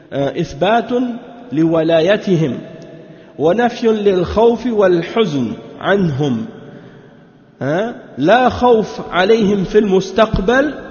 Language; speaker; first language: Arabic; non-native, fluent; French